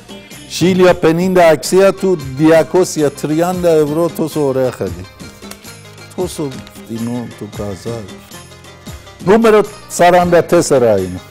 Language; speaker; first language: Greek; non-native, learner; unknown